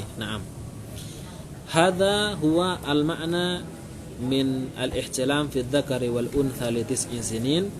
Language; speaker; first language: Arabic; non-native, fluent; Indonesian